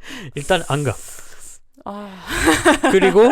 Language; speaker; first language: Korean; non-native, learner; French